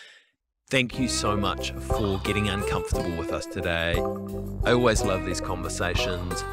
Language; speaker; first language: English; native; English